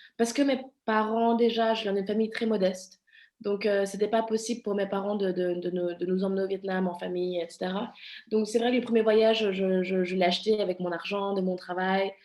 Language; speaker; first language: French; early bilingual, other home language; Vietnamese